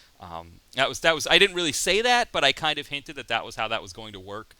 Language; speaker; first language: English; native; English